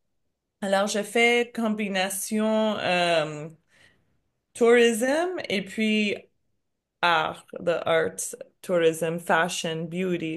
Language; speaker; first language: French; non-native, learner; English